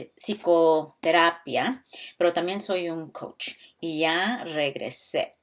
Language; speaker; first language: Spanish; early bilingual, other home language; English